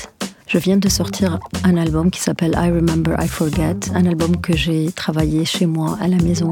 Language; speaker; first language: French; non-native, local second language; Arabic